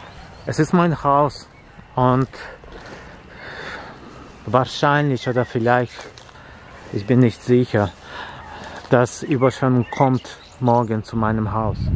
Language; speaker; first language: German; non-native, learner; Ukrainian